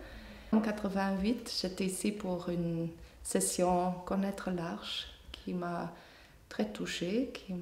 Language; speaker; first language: French; non-native, fluent; German